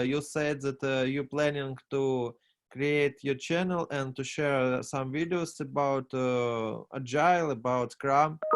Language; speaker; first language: English; non-native, learner; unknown